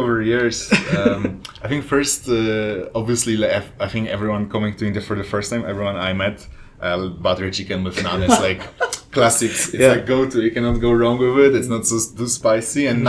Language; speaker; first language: English; non-native, fluent; Polish